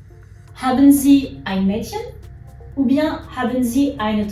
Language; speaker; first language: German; non-native, fluent; French